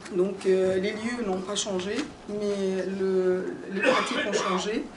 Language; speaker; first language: French; non-native, fluent; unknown